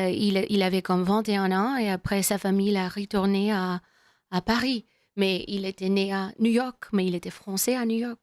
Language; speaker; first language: French; non-native, learner; English